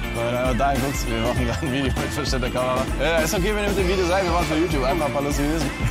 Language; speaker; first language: German; native; German